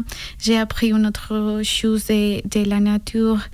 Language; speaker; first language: French; non-native, learner; Spanish